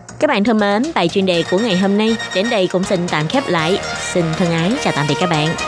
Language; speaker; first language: Vietnamese; native; Vietnamese